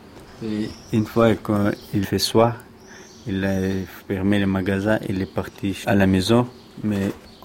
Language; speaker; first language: French; non-native, learner; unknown